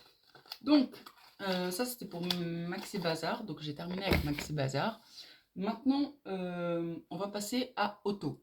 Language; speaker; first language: French; native; French